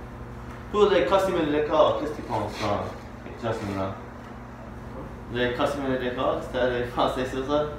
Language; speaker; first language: French; non-native, learner; English